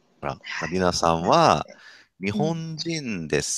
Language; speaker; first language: Japanese; non-native, fluent; English